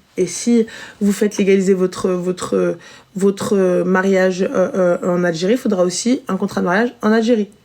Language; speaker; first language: French; early bilingual, other home language; Arabic